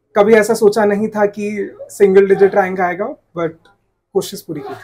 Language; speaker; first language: Hindi; non-native, local second language; Odia